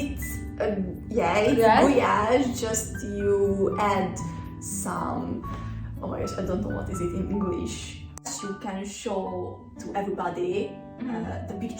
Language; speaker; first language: English; non-native, fluent; Hungarian